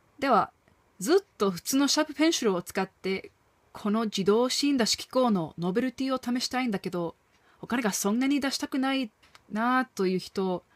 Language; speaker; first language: Japanese; non-native, fluent; English